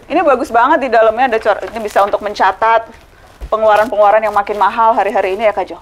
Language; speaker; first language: Indonesian; native; Indonesian